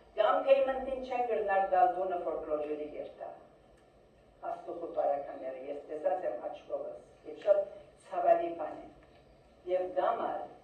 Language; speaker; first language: Armenian; early bilingual, heritage; Armenian